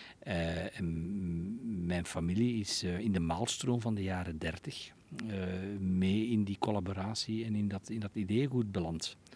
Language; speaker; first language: Dutch; native; Dutch